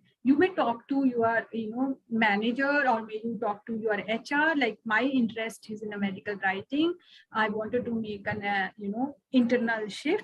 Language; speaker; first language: English; non-native, local second language; Punjabi